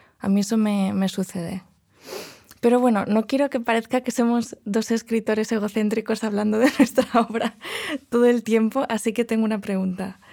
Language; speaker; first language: Spanish; non-native, local second language; Catalan